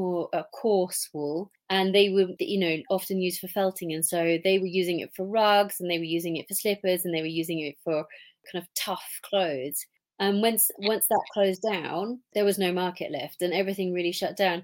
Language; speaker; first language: English; native; English